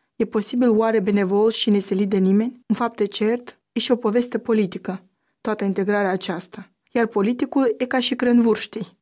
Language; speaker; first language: Romanian; native; Romanian